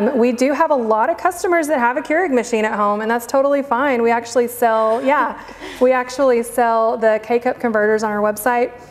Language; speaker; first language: English; native; English